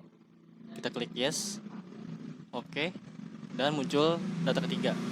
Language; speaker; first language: Indonesian; native; Indonesian